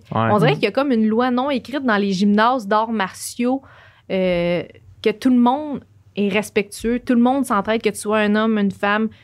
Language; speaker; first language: French; native; French